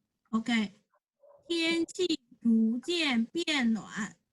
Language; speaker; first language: Chinese; non-native, fluent; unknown